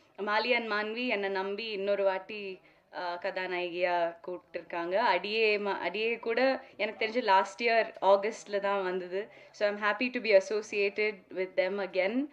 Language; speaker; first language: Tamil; non-native, local second language; Malayalam